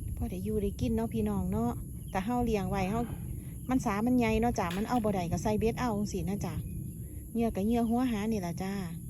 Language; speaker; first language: Thai; native; Thai